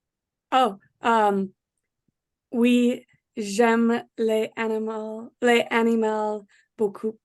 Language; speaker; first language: French; non-native, learner; English